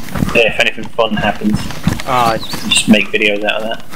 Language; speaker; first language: English; native; English